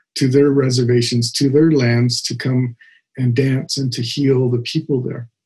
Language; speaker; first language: English; native; English